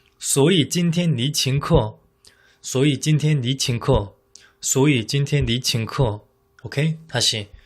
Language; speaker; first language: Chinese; non-native, fluent; Korean